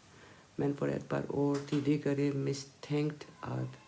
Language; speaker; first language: Swedish; non-native, learner; Urdu